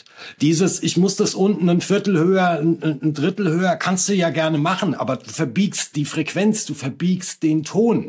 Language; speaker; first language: German; native; German